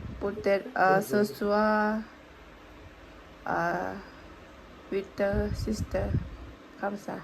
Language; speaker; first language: French; non-native, learner; Thai